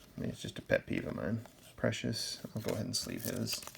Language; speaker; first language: English; native; English